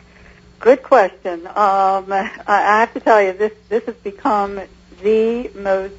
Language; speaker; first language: English; native; English